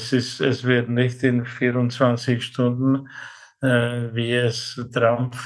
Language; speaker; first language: German; non-native, fluent; Czech